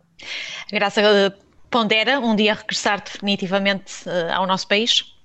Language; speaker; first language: Portuguese; native; Portuguese